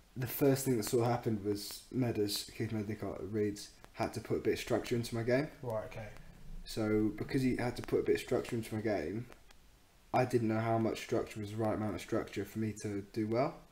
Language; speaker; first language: English; native; English